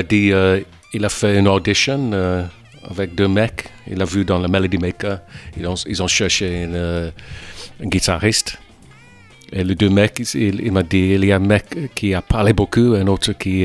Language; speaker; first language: French; non-native, fluent; English